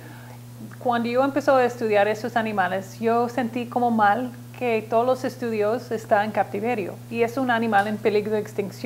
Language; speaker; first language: Spanish; non-native, learner; English